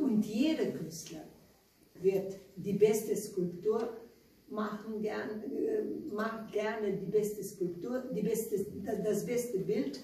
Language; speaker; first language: German; non-native, learner; Slovenian